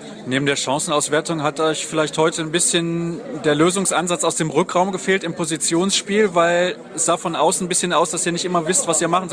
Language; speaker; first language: German; native; German